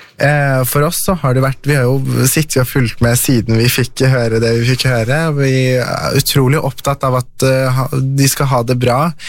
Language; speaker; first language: Norwegian; early bilingual, other home language; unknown